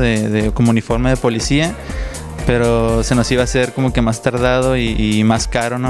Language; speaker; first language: Spanish; native; Spanish